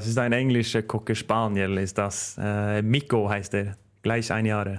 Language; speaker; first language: German; non-native, fluent; Norwegian